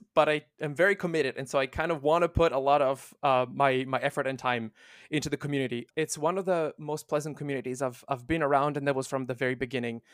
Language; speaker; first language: English; non-native, fluent; Italian